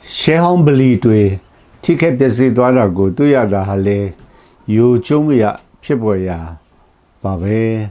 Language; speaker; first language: Burmese; non-native, local second language; Kachin